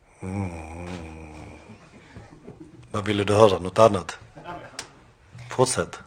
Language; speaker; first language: Swedish; early bilingual, other home language; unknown